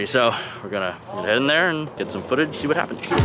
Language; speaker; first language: English; native; English